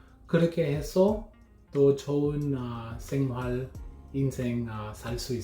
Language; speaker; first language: Korean; non-native, learner; English